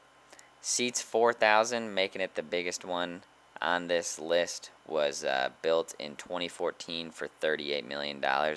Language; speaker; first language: English; native; English